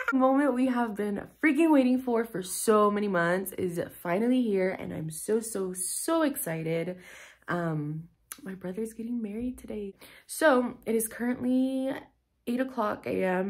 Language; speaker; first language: English; early bilingual, other home language; Spanish